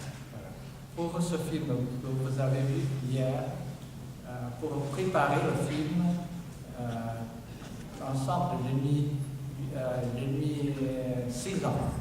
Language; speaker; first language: French; non-native, fluent; Chinese